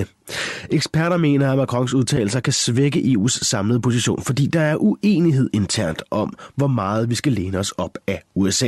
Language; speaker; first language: Danish; native; Danish